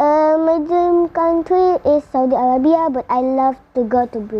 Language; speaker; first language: English; non-native, learner; Indonesian